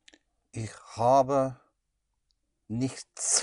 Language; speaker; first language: German; non-native, learner; English